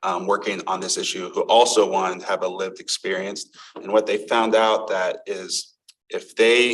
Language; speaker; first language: English; native; English